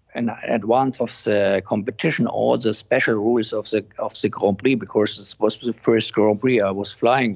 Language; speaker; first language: English; non-native, fluent; German